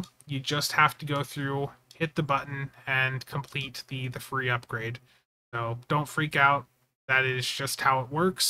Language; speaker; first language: English; native; English